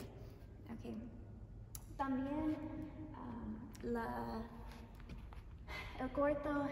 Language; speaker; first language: Spanish; non-native, learner; English